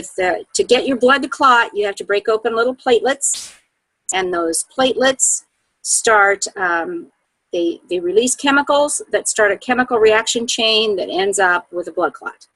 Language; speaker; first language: English; native; English